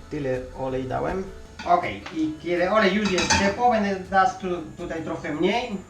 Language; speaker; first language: Polish; non-native, learner; Spanish